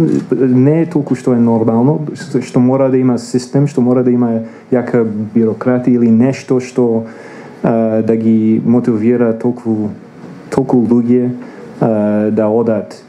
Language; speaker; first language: Macedonian; non-native, fluent; English